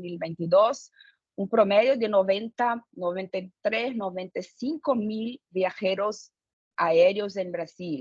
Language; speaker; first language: Spanish; non-native, fluent; Portuguese